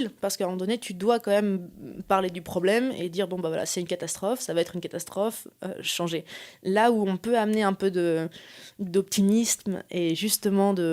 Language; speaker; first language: French; native; French